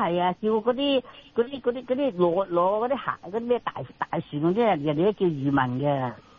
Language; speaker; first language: Cantonese; native; Cantonese